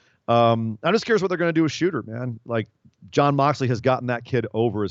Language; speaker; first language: English; native; English